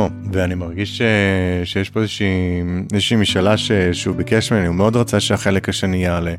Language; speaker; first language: Hebrew; native; Hebrew